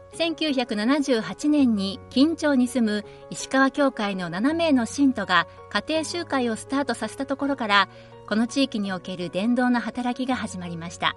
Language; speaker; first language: Japanese; native; Japanese